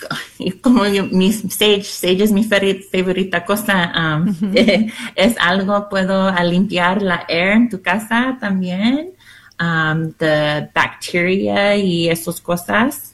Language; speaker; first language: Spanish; non-native, learner; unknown